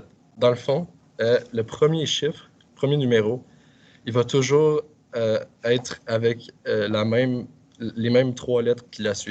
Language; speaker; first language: French; native; French